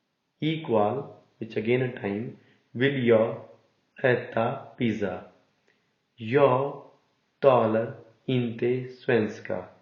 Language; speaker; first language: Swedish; non-native, learner; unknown